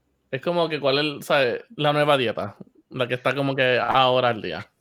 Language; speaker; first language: Spanish; native; Spanish